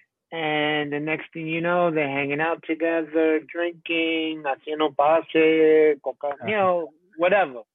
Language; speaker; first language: English; early bilingual, other home language; Spanish